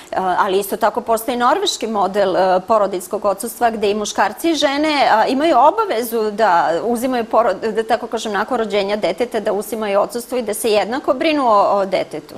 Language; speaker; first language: Croatian; native; Croatian